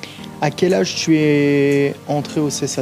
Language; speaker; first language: French; native; French